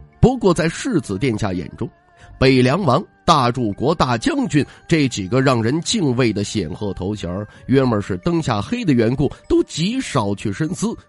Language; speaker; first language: Chinese; native; Chinese